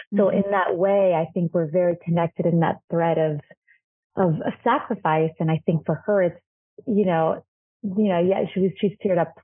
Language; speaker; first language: English; non-native, fluent; Spanish